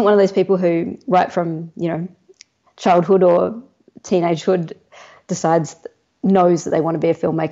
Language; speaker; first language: English; native; English